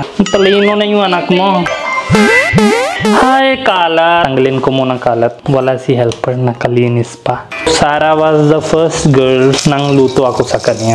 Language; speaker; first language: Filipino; non-native, learner; Punjabi